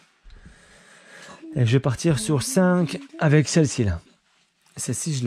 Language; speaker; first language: French; native; French